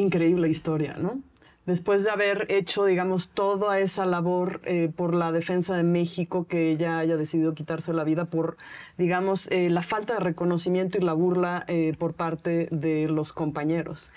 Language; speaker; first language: Spanish; native; Spanish